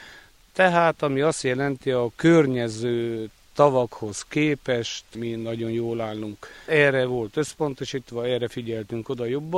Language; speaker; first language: Hungarian; native; Hungarian